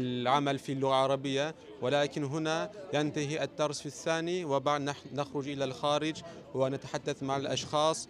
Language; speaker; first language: Arabic; non-native, learner; Turkish